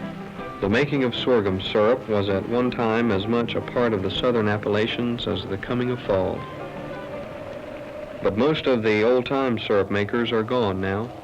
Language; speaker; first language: English; native; English